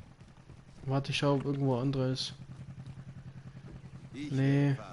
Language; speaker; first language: German; native; German